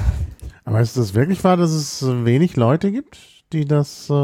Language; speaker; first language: German; native; German